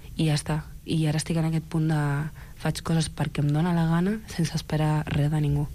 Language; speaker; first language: Catalan; early bilingual, other home language; Arabic